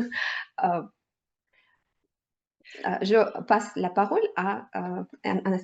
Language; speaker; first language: French; non-native, learner; Russian